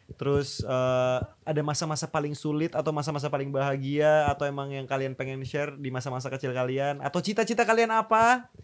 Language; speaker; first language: Indonesian; native; Indonesian